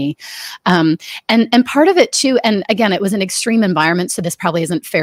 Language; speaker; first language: English; native; English